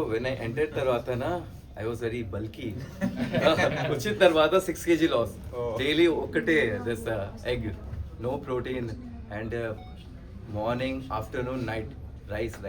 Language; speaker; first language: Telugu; non-native, learner; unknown